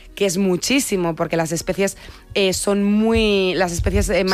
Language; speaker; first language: Spanish; native; Spanish